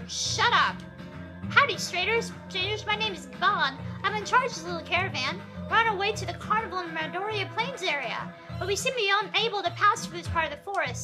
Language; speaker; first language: English; native; English